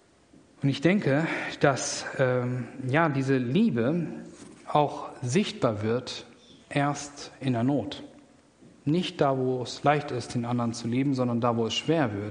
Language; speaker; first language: German; native; German